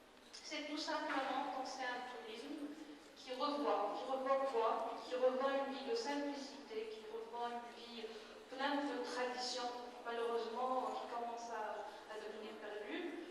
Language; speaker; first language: French; non-native, local second language; Arabic